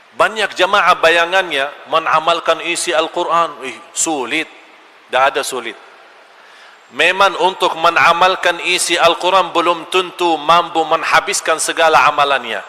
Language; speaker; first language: Malay; non-native, fluent; Arabic